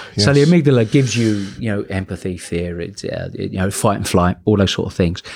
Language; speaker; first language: English; native; English